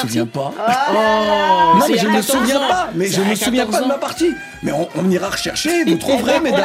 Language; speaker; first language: French; native; French